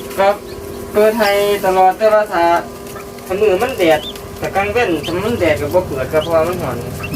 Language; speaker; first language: Thai; native; Thai